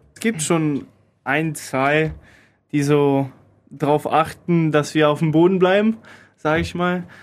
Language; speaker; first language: German; early bilingual, other home language; Polish